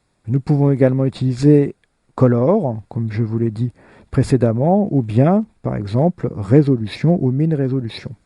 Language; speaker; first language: French; native; French